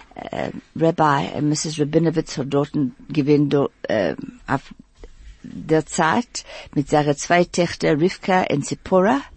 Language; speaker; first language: Yiddish; early bilingual, heritage; Yiddish